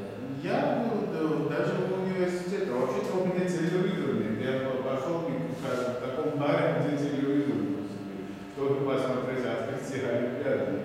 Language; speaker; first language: Russian; non-native, fluent; Georgian